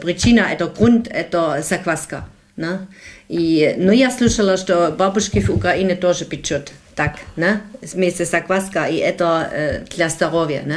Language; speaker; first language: Russian; non-native, learner; German